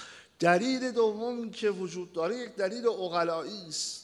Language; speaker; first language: Persian; native; Persian